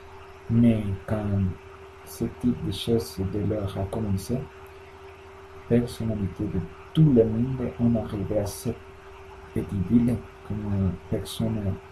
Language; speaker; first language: French; non-native, learner; Spanish